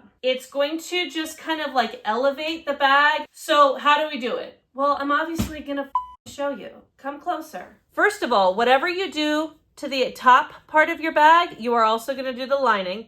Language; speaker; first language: English; native; English